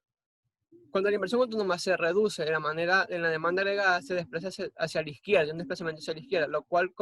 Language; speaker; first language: Spanish; native; Spanish